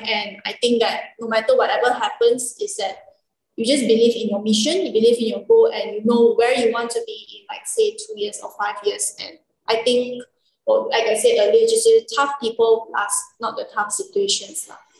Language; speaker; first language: English; non-native, local second language; Chinese